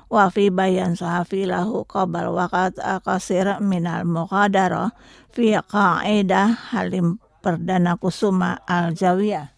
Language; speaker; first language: Arabic; non-native, fluent; Indonesian